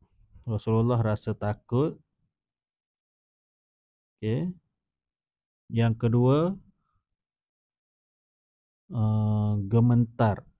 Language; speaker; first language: Malay; native; Malay